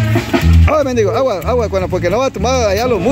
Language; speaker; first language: Spanish; native; Spanish